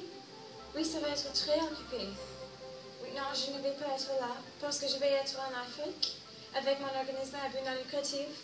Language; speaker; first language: French; non-native, learner; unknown